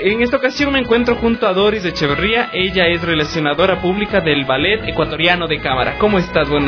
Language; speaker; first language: Spanish; native; Spanish